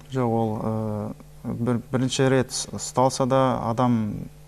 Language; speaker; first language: Kazakh; native; Kazakh